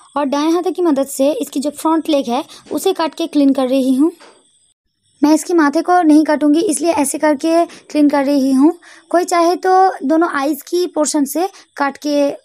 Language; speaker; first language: Hindi; non-native, local second language; Bangla